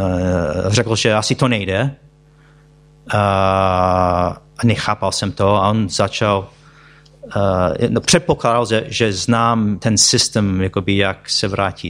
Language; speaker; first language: Czech; non-native, fluent; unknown